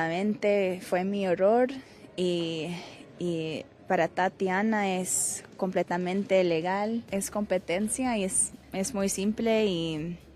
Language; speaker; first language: Spanish; early bilingual, heritage; Spanish